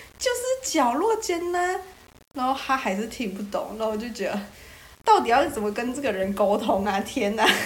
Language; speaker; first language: Chinese; native; Chinese